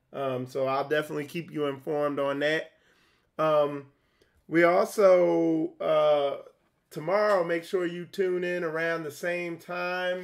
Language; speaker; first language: English; native; English